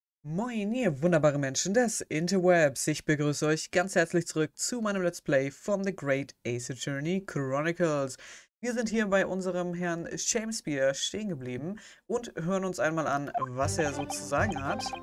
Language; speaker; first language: German; native; German